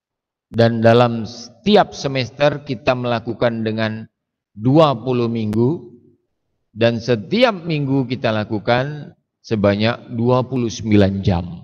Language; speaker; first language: Indonesian; native; Indonesian